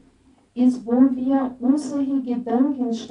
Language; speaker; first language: German; non-native, fluent; Portuguese